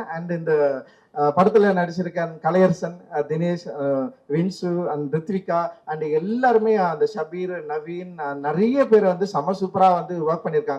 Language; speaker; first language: Tamil; native; Tamil